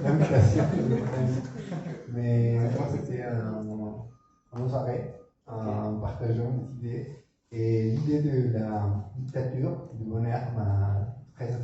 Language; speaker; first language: French; non-native, learner; Spanish